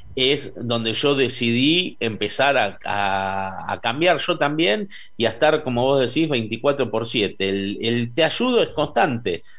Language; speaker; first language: Spanish; native; Spanish